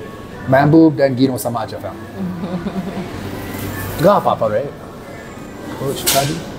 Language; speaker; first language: Indonesian; non-native, learner; English